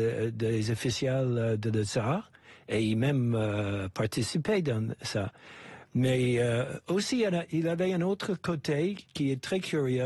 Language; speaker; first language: French; non-native, fluent; English